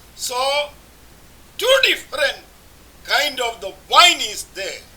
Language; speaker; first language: English; non-native, local second language; Malayalam